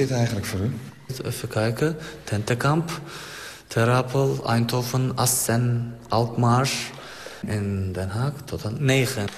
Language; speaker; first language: Dutch; non-native, learner; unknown